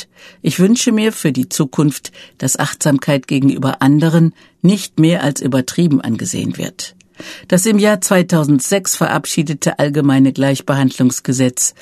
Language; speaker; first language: German; native; German